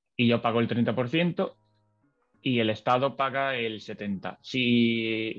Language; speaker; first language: Spanish; native; Spanish